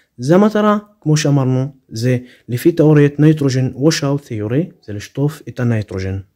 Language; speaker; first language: Hebrew; non-native, local second language; Arabic